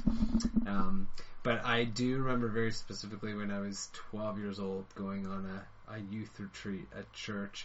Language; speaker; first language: English; native; English